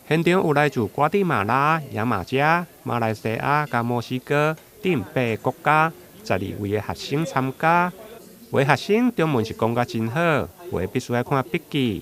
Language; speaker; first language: Chinese; native; Chinese